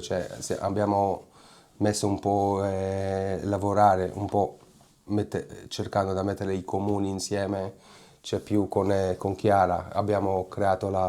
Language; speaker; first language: Italian; non-native, fluent; Hebrew